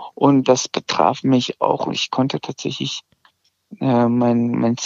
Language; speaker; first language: German; early bilingual, other home language; Azerbaijani